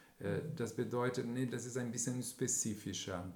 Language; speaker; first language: German; non-native, fluent; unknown